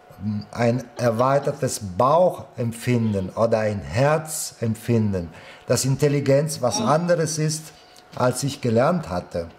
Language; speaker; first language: German; non-native, fluent; Italian